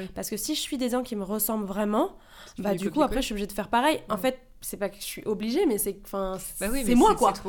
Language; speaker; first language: French; native; French